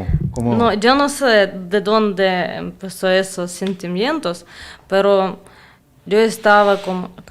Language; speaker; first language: Spanish; non-native, learner; Russian